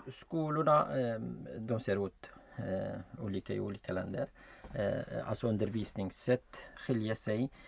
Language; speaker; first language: Swedish; non-native, fluent; Arabic